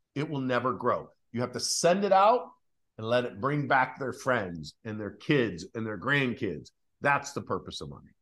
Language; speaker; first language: English; native; English